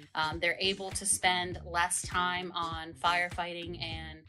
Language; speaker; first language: English; native; English